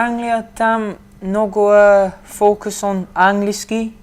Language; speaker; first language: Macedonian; early bilingual, heritage; Macedonian